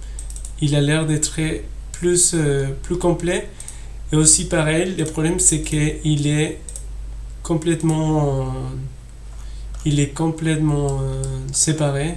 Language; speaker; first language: French; non-native, fluent; Spanish